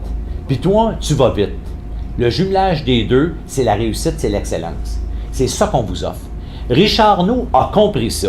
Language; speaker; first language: French; native; French